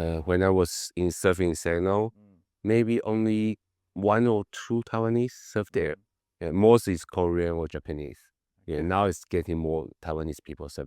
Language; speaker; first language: English; non-native, learner; Chinese